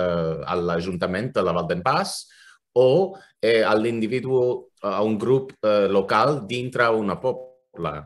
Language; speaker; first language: Catalan; non-native, fluent; English